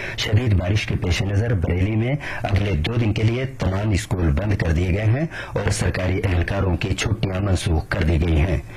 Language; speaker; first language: Urdu; native; Urdu